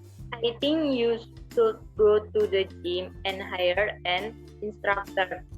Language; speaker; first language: English; non-native, learner; Indonesian